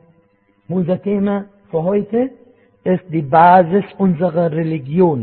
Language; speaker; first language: German; non-native, fluent; Arabic